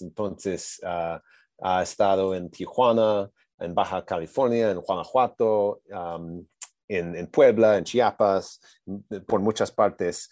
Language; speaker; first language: Spanish; non-native, learner; English